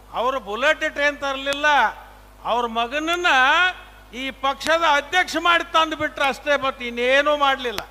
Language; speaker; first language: Kannada; native; Kannada